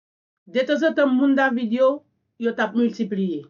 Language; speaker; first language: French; non-native, learner; Haitian Creole